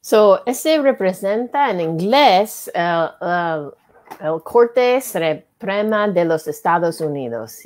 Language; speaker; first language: Spanish; non-native, learner; English